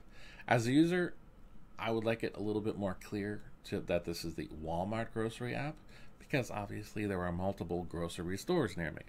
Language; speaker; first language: English; native; English